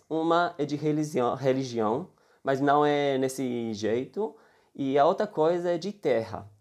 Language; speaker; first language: Portuguese; early bilingual, heritage; Hebrew